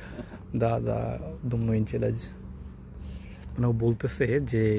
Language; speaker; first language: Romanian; non-native, learner; Bangla